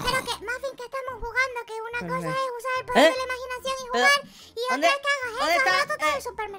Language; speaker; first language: Spanish; native; Spanish